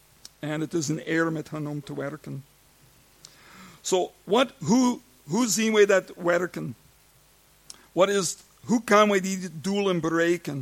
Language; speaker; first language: Dutch; non-native, learner; English